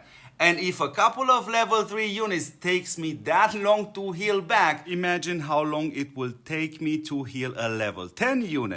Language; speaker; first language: English; non-native, fluent; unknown